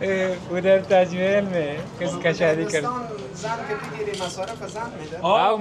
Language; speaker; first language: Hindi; non-native, learner; Persian